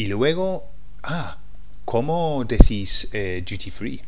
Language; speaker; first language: Spanish; non-native, fluent; English